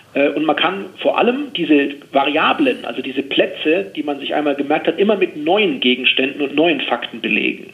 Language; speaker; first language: German; native; German